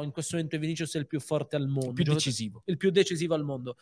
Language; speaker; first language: Italian; native; Italian